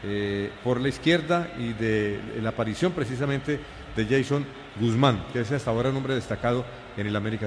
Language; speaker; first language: Spanish; native; Spanish